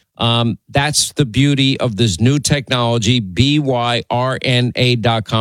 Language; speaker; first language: English; native; English